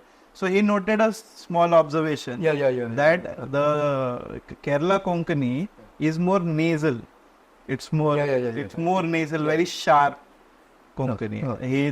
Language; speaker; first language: English; non-native, local second language; Konkani